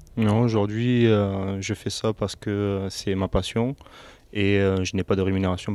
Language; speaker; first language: French; native; French